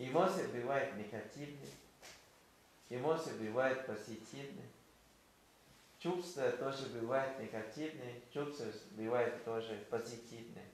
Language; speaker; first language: Russian; non-native, fluent; Thai